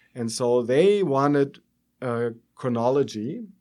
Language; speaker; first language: English; non-native, fluent; German